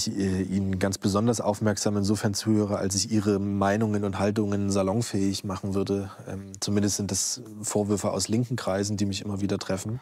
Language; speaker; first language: German; native; German